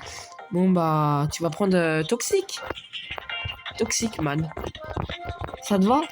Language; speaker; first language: French; native; French